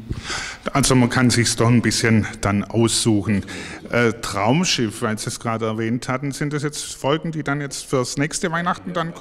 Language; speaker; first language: German; native; German